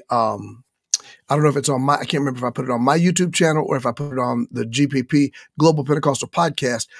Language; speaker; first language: English; native; English